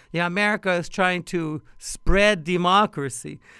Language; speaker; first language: English; native; English